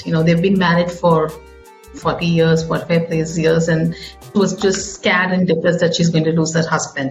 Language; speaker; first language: English; non-native, local second language; Tamil